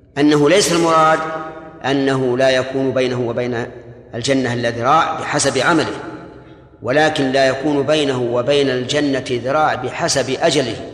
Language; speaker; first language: Arabic; native; Arabic